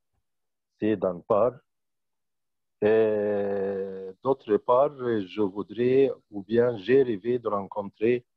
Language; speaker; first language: French; non-native, fluent; Arabic